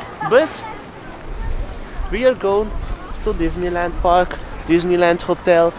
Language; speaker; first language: English; non-native, learner; Dutch